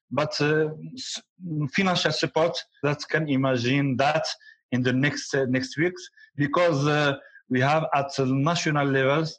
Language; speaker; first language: English; non-native, learner; Arabic